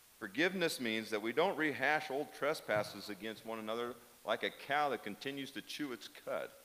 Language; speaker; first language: English; native; English